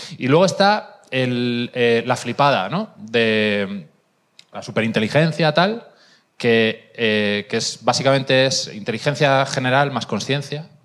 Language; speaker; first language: Spanish; native; Spanish